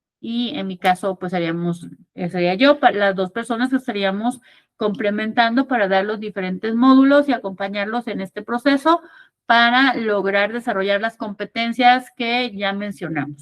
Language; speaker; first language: Spanish; native; Spanish